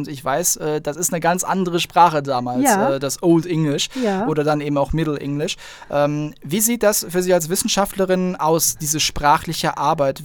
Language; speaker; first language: German; native; German